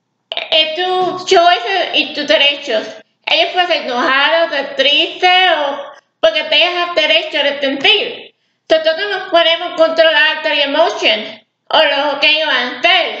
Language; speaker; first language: Spanish; early bilingual, heritage; English